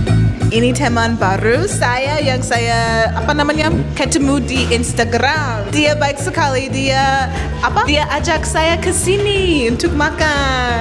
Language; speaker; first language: Indonesian; non-native, learner; English